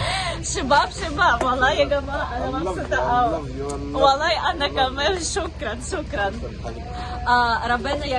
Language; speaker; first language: Arabic; non-native, learner; Russian